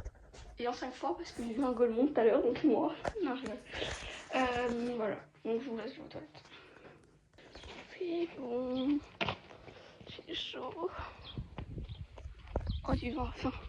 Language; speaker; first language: French; native; French